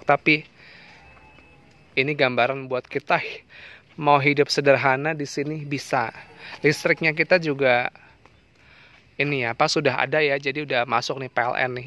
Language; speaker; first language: Indonesian; native; Indonesian